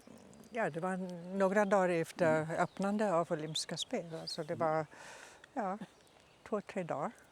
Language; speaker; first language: Swedish; non-native, fluent; German